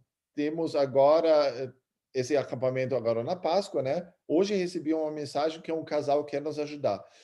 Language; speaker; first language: Portuguese; early bilingual, other home language; German